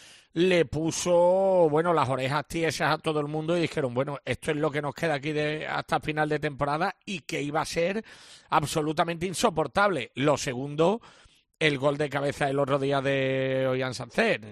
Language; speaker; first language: Spanish; native; Spanish